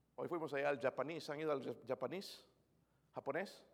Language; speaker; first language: Spanish; native; Spanish